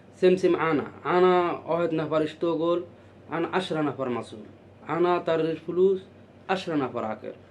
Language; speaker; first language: Arabic; non-native, learner; Bangla